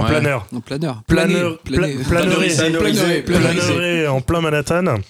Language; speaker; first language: French; native; French